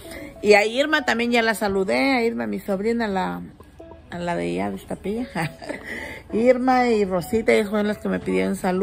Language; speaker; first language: Spanish; native; Spanish